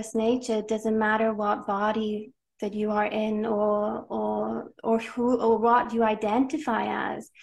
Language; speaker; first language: English; native; English